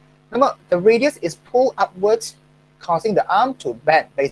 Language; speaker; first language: English; non-native, local second language; Chinese